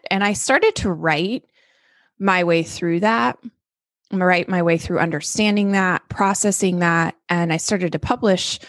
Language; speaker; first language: English; native; English